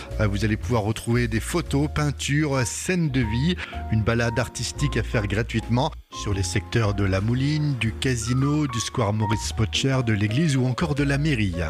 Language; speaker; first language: French; native; French